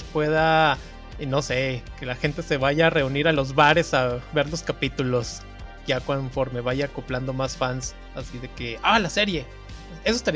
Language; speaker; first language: Spanish; native; Spanish